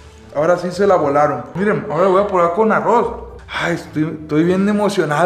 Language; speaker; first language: Spanish; native; Spanish